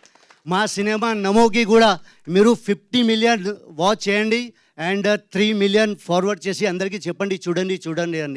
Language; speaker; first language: Telugu; non-native, learner; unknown